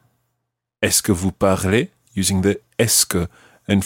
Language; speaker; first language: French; non-native, fluent; English